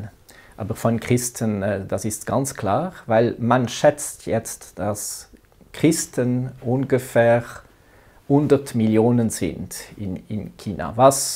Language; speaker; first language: German; non-native, local second language; French